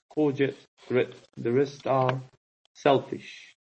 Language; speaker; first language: English; non-native, fluent; Spanish